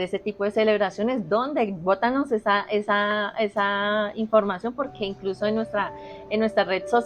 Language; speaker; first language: Spanish; native; Spanish